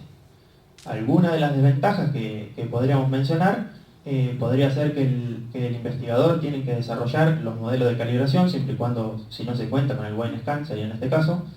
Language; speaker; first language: Spanish; native; Spanish